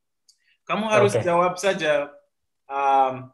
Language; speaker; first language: Indonesian; non-native, fluent; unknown